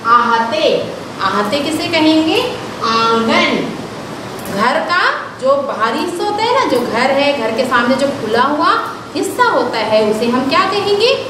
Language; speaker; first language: Hindi; native; Hindi